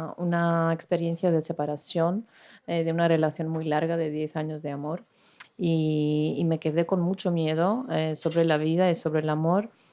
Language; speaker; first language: Spanish; non-native, fluent; Greek